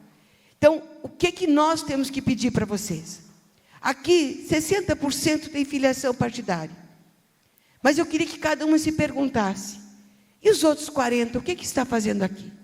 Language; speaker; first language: Portuguese; native; Portuguese